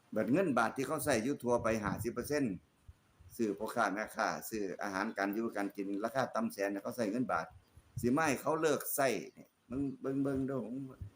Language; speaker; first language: Thai; native; Thai